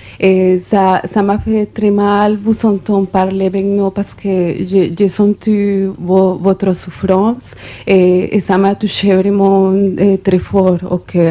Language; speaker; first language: French; non-native, fluent; Spanish